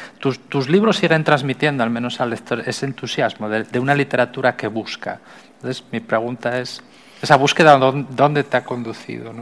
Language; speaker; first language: Spanish; native; Spanish